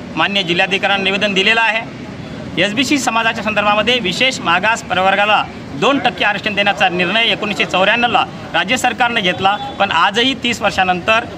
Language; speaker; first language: Marathi; non-native, local second language; Telugu